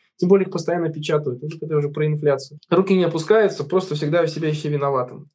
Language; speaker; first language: Russian; native; Russian